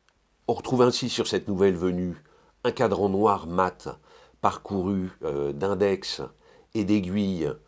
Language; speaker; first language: French; native; French